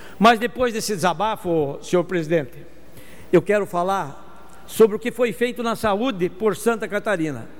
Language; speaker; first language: Portuguese; native; Portuguese